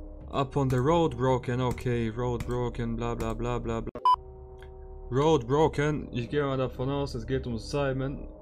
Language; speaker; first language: German; native; German